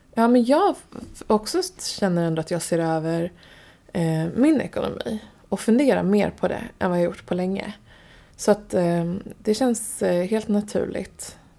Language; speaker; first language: Swedish; native; Swedish